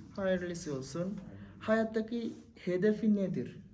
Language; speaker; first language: Turkish; non-native, learner; Bangla